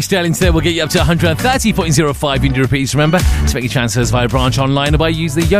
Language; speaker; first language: English; native; English